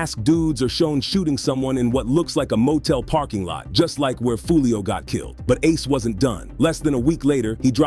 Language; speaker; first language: English; native; English